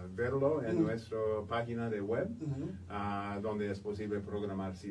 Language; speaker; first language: Spanish; non-native, fluent; English